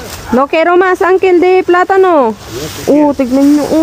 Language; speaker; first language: Spanish; non-native, learner; Filipino